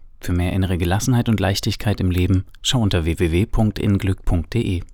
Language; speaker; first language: German; native; German